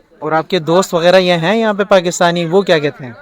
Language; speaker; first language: Urdu; native; Urdu